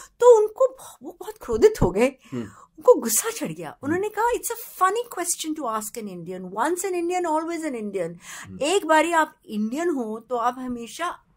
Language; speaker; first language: Hindi; native; Hindi